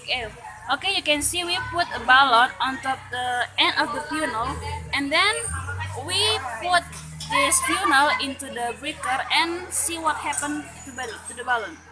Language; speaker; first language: English; non-native, learner; Indonesian